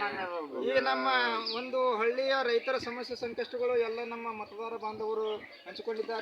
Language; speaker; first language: Kannada; native; Kannada